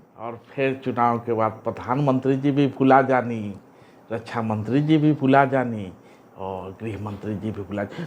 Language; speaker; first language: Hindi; native; Hindi